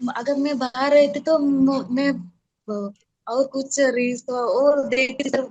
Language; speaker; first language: Hindi; non-native, local second language; Kannada